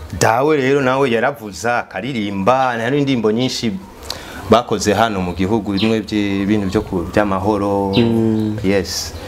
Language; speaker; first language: Rundi; native; Rundi